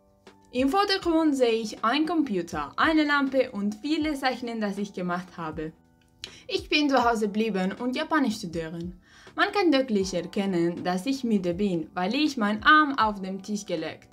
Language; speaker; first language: German; non-native, learner; Catalan